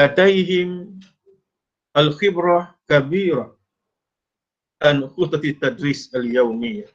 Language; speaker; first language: Arabic; non-native, fluent; Malay